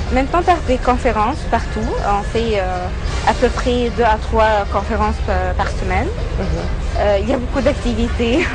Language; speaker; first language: French; non-native, fluent; Arabic